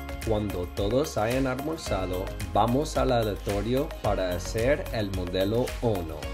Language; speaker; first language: Spanish; non-native, fluent; English